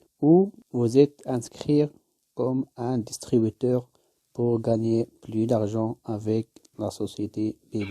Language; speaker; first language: French; non-native, learner; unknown